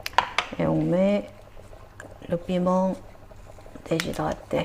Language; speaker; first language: French; non-native, fluent; Korean